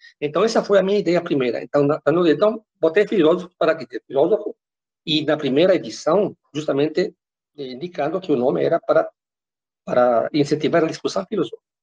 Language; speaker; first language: Portuguese; non-native, fluent; Spanish